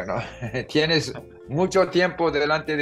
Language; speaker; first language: Spanish; non-native, fluent; English